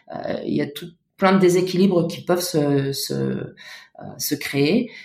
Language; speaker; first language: French; native; French